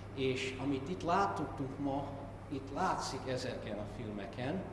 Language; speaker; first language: Hungarian; early bilingual, other home language; English